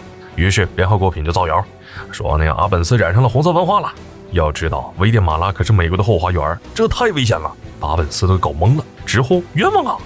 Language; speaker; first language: Chinese; native; Chinese